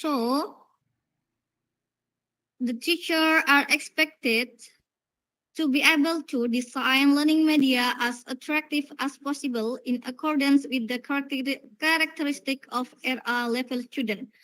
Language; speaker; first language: English; non-native, learner; Indonesian